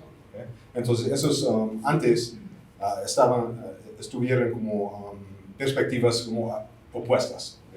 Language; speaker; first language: Spanish; non-native, fluent; English